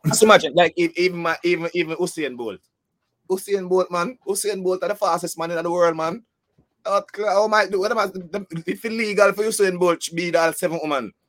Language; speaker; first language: English; native; English